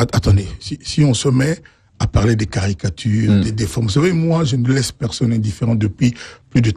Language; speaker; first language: French; non-native, local second language; Lingala